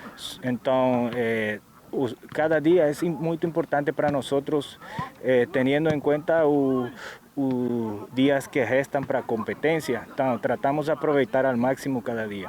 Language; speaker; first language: Portuguese; non-native, fluent; Spanish